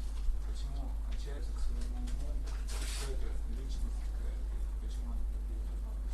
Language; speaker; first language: Russian; native; Russian